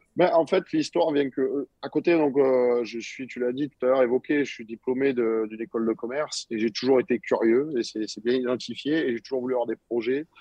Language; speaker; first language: French; native; French